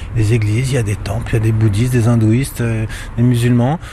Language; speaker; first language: French; native; French